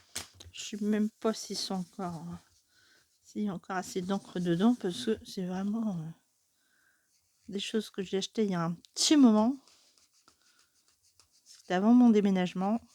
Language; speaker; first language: French; native; French